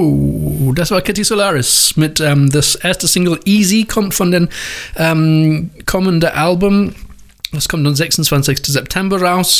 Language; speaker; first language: German; non-native, learner; English